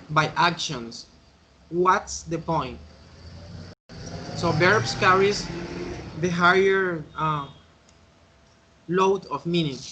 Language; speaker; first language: English; non-native, fluent; Spanish